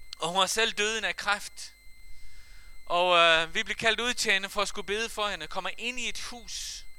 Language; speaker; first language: Danish; non-native, fluent; Faroese